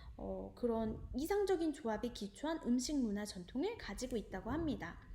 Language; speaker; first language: Korean; native; Korean